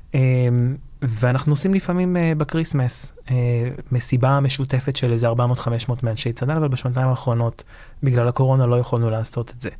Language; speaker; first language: Hebrew; early bilingual, other home language; Arabic